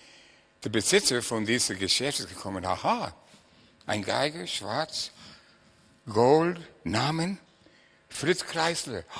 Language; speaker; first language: German; non-native, fluent; English